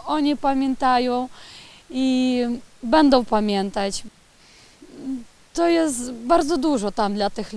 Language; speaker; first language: Polish; early bilingual, heritage; Polish